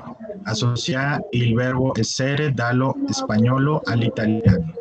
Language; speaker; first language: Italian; non-native, learner; Spanish